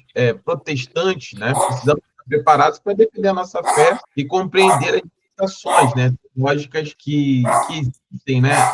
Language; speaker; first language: Portuguese; native; Portuguese